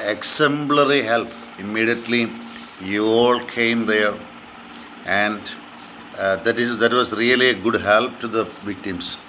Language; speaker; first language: English; non-native, local second language; Malayalam